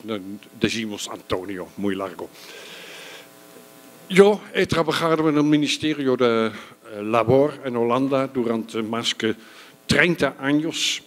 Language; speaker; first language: Spanish; non-native, fluent; Dutch